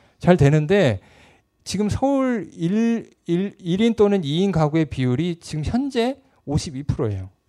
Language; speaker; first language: Korean; native; Korean